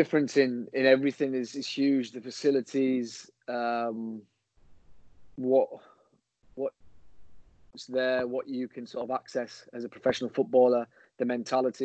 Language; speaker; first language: English; native; English